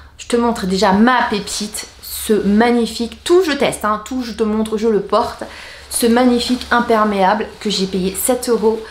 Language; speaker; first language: French; native; French